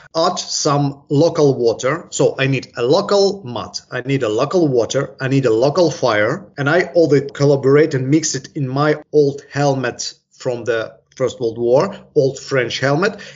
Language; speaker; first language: English; non-native, fluent; Ukrainian